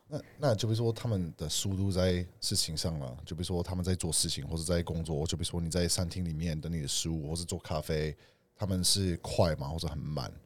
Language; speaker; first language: Chinese; non-native, fluent; English